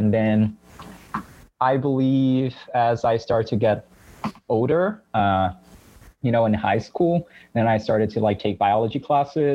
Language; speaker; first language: English; non-native, fluent; Portuguese